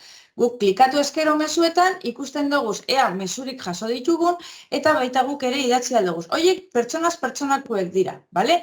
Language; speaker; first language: Basque; native; Basque